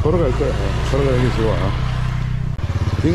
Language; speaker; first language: Korean; native; Korean